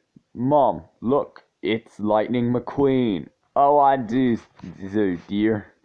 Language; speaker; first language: English; native; English